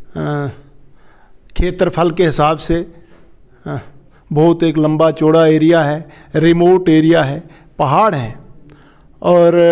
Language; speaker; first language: Hindi; non-native, local second language; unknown